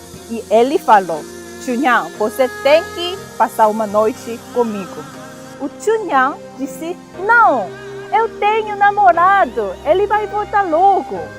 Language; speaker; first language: Portuguese; non-native, fluent; Korean